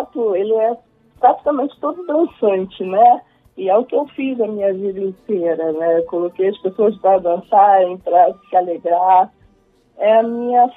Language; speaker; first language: Portuguese; native; Portuguese